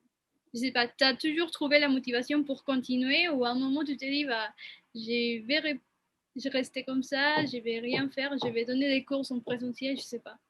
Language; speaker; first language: French; non-native, fluent; Spanish